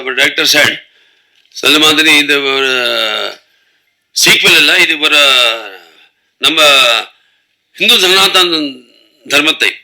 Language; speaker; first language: Tamil; non-native, local second language; Telugu